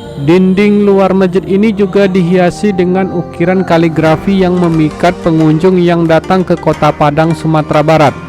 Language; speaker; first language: Indonesian; native; Indonesian